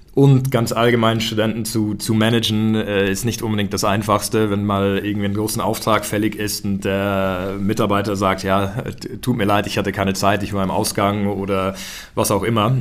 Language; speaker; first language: German; early bilingual, heritage; German